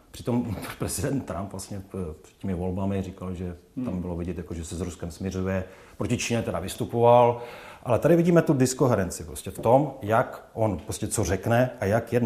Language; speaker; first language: Czech; native; Czech